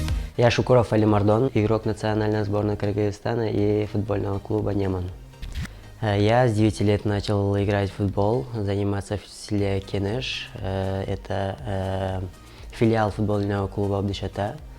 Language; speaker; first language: Russian; non-native, local second language; Kyrgyz